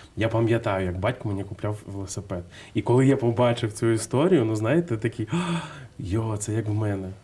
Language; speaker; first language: Ukrainian; native; Ukrainian